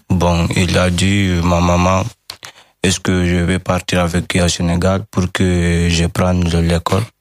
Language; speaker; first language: French; non-native, learner; Fula